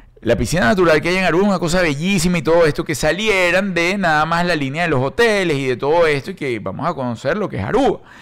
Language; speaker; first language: Spanish; native; Spanish